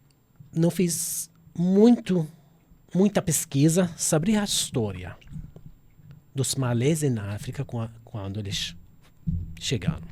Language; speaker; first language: Portuguese; non-native, fluent; Arabic